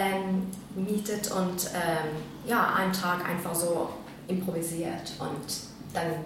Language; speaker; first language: German; non-native, fluent; Norwegian